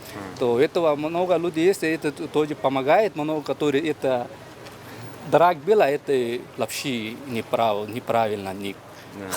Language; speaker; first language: Russian; non-native, learner; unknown